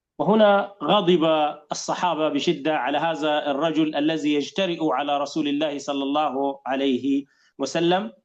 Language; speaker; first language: Arabic; native; Arabic